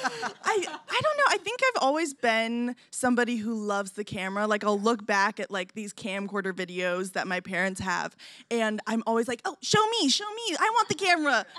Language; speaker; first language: English; native; English